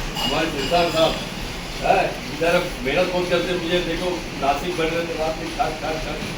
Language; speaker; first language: Hindi; native; Hindi